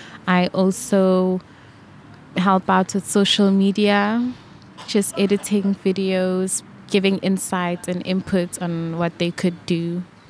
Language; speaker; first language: English; non-native, local second language; Venda